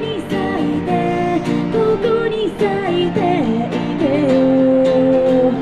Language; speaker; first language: Japanese; native; Japanese